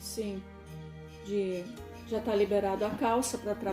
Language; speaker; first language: Portuguese; native; Portuguese